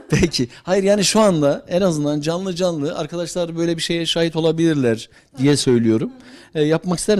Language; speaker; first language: Turkish; native; Turkish